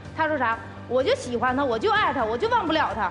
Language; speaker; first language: Chinese; native; Chinese